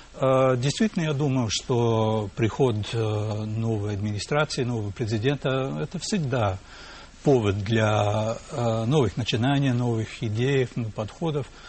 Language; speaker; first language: Russian; non-native, fluent; English